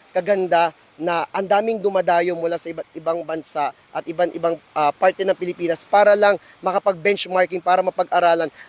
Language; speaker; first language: Filipino; non-native, local second language; Aklanon